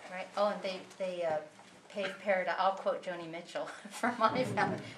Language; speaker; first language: English; native; English